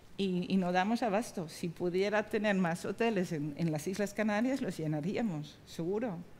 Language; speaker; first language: Spanish; non-native, fluent; Dutch